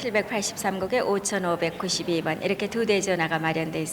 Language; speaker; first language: Korean; native; Korean